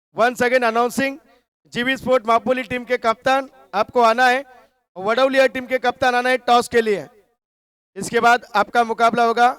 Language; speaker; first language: Hindi; non-native, local second language; Marathi